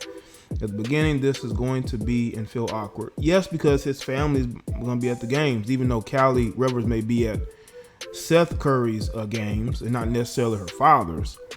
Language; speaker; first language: English; native; English